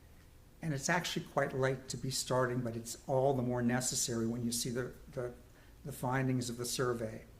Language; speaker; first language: English; native; English